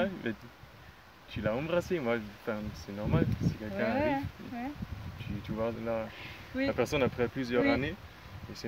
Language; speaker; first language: French; non-native, fluent; German